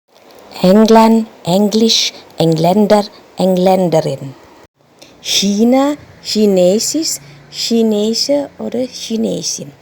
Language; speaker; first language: German; non-native, fluent; Indonesian